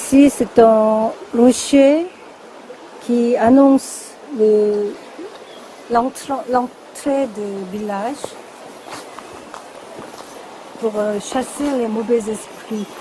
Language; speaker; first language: French; non-native, fluent; Korean